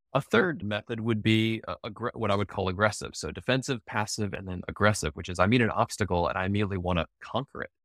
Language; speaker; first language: English; native; English